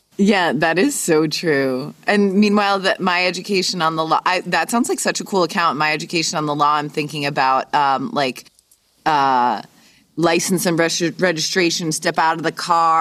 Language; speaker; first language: English; native; English